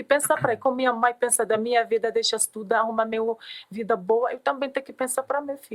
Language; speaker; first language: Portuguese; non-native, learner; Arabic